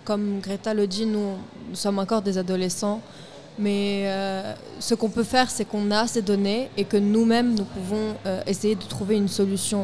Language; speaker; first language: French; non-native, local second language; Arabic